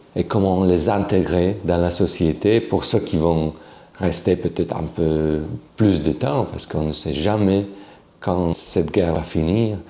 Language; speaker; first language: French; non-native, fluent; Slovak